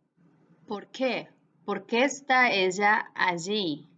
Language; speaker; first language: Spanish; non-native, fluent; English